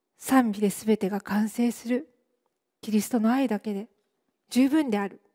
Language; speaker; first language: Japanese; native; Japanese